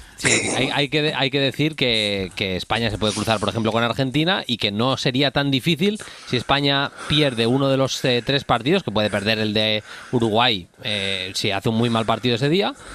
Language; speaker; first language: Spanish; native; Spanish